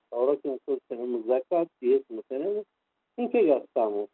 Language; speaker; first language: Spanish; non-native, fluent; Persian